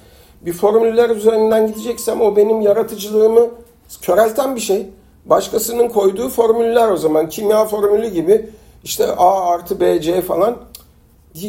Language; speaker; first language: Turkish; native; Turkish